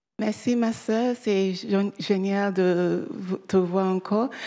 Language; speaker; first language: French; non-native, learner; English